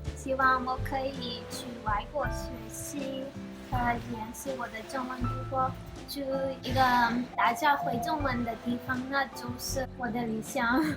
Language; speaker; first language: Chinese; non-native, fluent; Portuguese